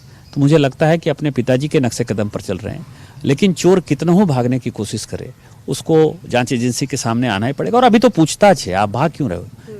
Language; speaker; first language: Hindi; native; Hindi